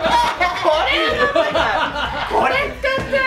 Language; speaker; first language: Japanese; native; Japanese